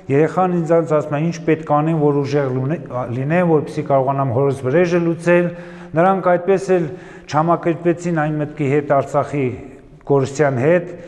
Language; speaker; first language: Armenian; native; Armenian